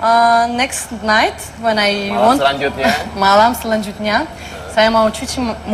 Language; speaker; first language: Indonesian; non-native, learner; Russian